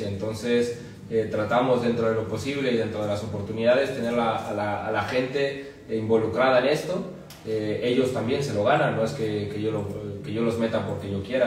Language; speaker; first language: Spanish; native; Spanish